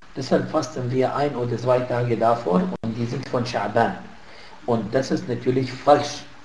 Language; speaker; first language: German; non-native, fluent; Arabic